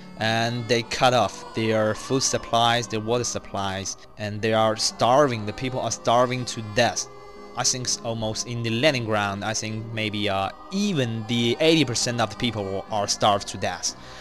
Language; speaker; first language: English; non-native, fluent; Chinese